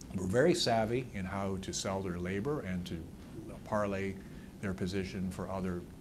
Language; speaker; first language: English; native; English